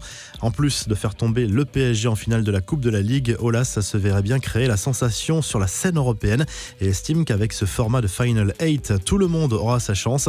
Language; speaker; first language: French; native; French